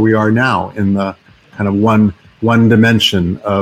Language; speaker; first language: English; native; English